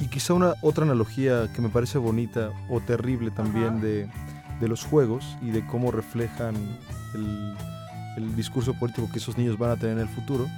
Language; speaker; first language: Spanish; native; Spanish